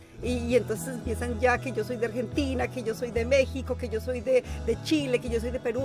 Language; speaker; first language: Spanish; native; Spanish